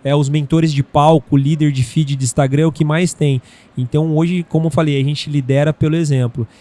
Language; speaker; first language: Portuguese; native; Portuguese